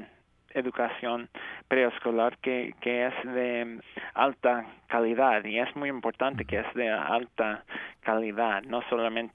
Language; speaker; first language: Spanish; non-native, fluent; English